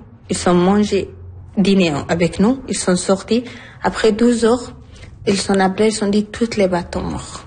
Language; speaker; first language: French; non-native, learner; Arabic